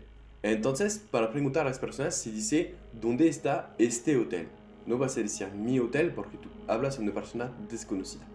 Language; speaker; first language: Spanish; non-native, fluent; French